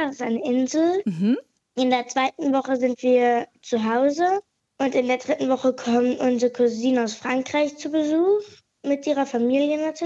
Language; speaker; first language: German; native; German